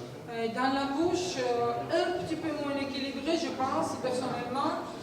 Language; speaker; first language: French; non-native, fluent; Georgian